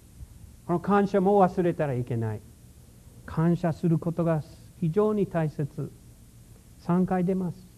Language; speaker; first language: Japanese; non-native, fluent; English